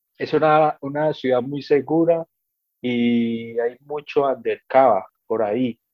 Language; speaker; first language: Spanish; native; Spanish